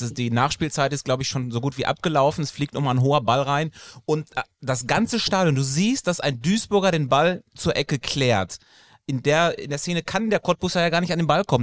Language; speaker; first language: German; native; German